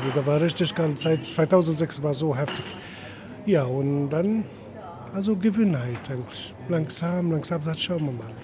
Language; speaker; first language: German; non-native, learner; Arabic